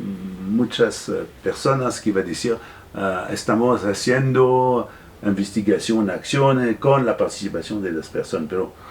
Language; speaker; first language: Spanish; non-native, fluent; French